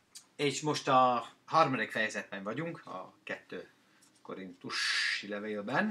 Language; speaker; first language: Hungarian; non-native, learner; English